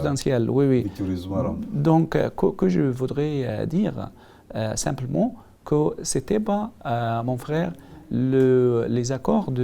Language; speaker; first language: French; non-native, learner; Arabic